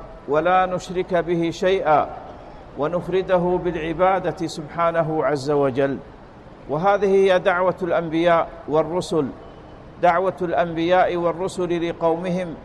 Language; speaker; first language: Arabic; native; Arabic